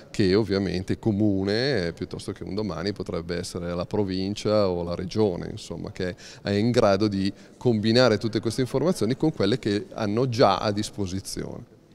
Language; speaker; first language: Italian; native; Italian